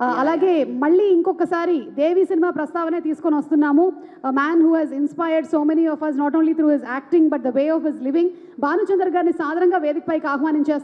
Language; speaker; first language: Telugu; native; Telugu